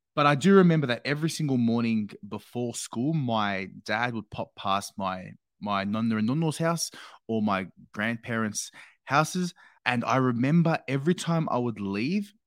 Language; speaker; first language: English; native; English